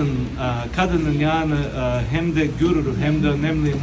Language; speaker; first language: Turkish; non-native, fluent; Bosnian